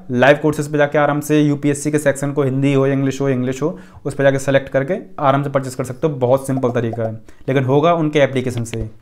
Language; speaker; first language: Hindi; native; Hindi